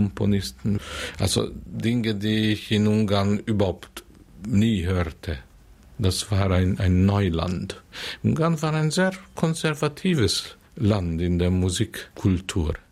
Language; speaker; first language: German; non-native, fluent; Hungarian